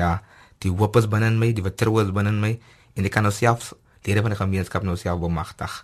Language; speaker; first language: Afrikaans; native; Afrikaans